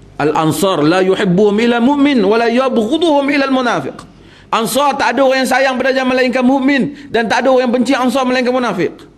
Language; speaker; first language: Malay; native; Malay